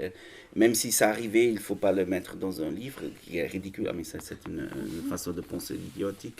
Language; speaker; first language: French; non-native, learner; German